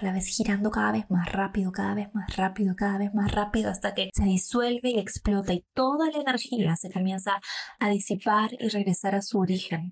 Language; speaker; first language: Spanish; native; Spanish